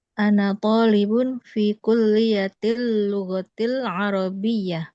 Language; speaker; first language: Arabic; non-native, learner; Indonesian